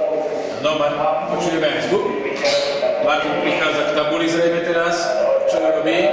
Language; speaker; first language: Slovak; native; Slovak